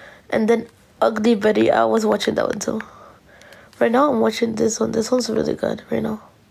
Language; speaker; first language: English; early bilingual, other home language; Spanish